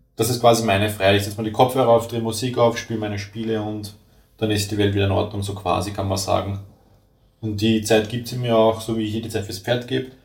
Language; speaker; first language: German; native; German